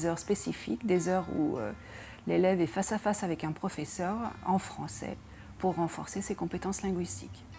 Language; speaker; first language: French; non-native, fluent; Greek